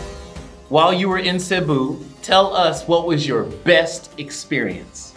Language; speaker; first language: English; non-native, fluent; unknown